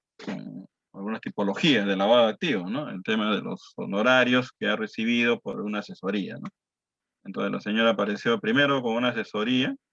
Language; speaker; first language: Spanish; native; Spanish